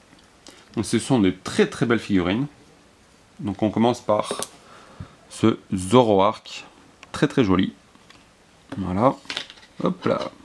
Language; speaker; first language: French; native; French